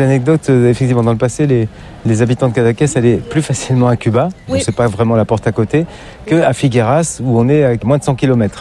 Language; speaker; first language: French; native; French